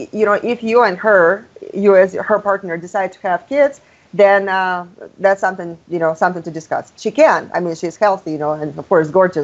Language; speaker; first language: English; non-native, fluent; Russian